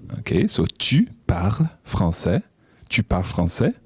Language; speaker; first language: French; non-native, fluent; English